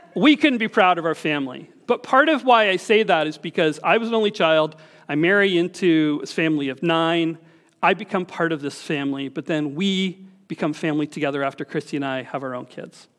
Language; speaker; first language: English; native; English